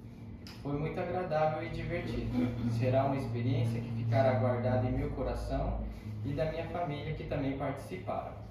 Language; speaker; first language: Portuguese; native; Portuguese